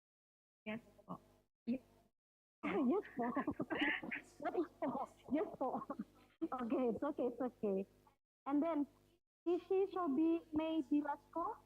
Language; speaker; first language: English; non-native, fluent; Indonesian